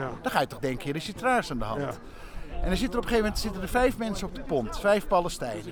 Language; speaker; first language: Dutch; native; Dutch